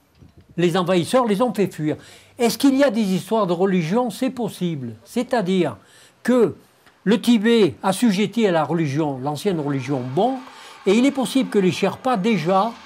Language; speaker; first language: French; native; French